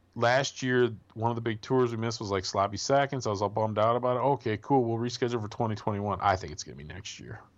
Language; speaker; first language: English; native; English